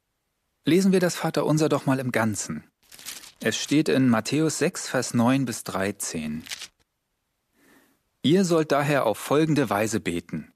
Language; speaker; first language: German; native; German